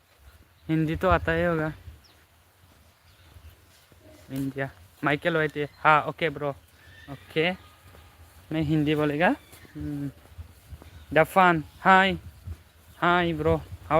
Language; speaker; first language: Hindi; non-native, local second language; Bodo